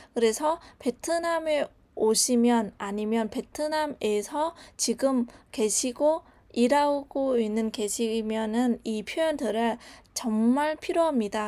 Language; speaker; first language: Korean; non-native, learner; Vietnamese